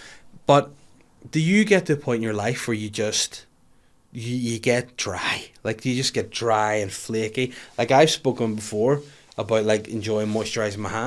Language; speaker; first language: English; native; English